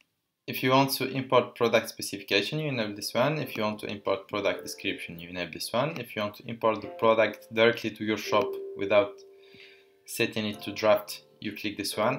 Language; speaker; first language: English; non-native, fluent; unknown